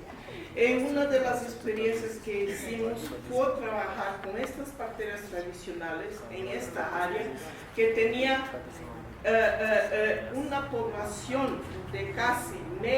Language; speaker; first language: Spanish; non-native, fluent; English